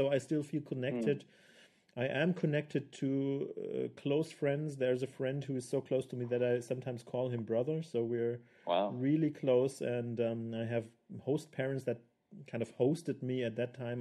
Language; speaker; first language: English; non-native, fluent; German